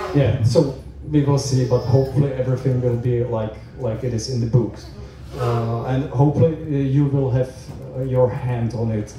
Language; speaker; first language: English; non-native, fluent; Czech